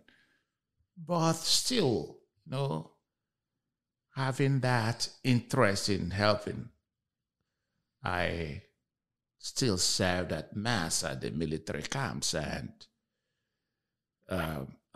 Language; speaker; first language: English; non-native, local second language; Igbo